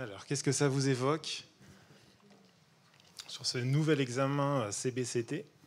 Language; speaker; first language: French; native; French